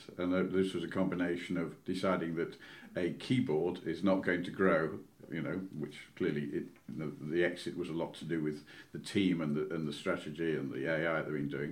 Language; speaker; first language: English; native; English